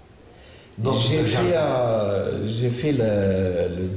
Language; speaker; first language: French; non-native, fluent; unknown